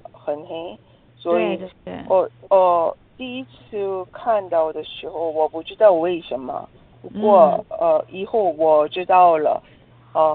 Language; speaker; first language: Chinese; non-native, learner; Korean